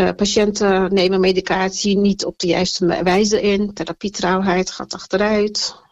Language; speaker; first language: Dutch; early bilingual, other home language; Turkish